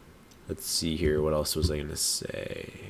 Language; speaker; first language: English; native; English